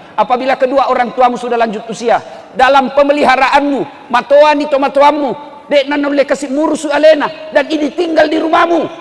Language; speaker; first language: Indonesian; non-native, local second language; Buginese